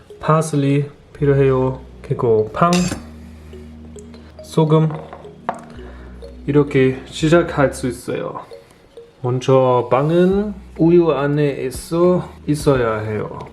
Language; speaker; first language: Korean; non-native, learner; German